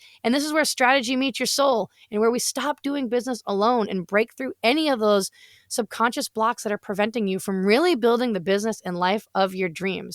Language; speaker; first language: English; native; English